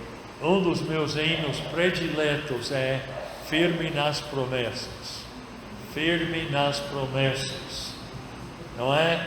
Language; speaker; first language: Portuguese; non-native, fluent; English